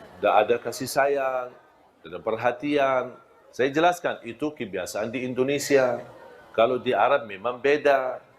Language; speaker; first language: Malay; non-native, fluent; Arabic